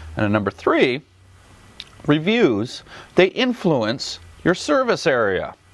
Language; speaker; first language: English; native; English